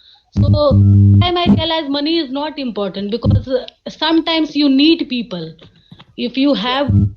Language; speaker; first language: English; non-native, learner; Hindi